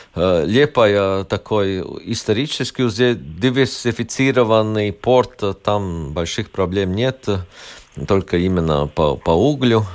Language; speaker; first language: Russian; non-native, local second language; Latvian